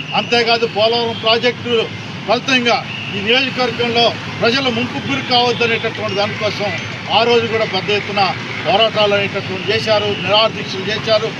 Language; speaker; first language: Telugu; native; Telugu